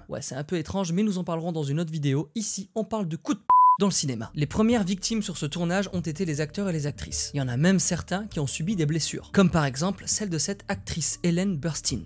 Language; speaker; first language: French; native; French